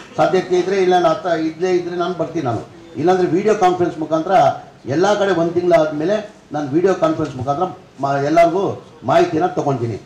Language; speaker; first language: Kannada; non-native, local second language; Urdu